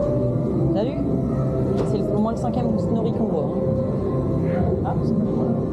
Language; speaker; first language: French; native; French